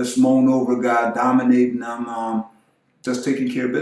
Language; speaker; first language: English; native; English